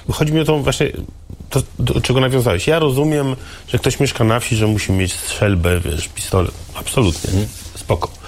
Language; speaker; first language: Polish; native; Polish